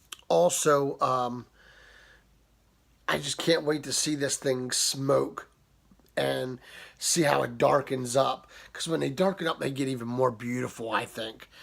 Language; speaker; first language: English; native; English